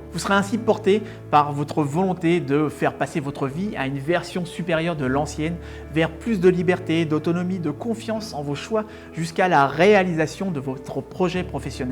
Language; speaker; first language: French; native; French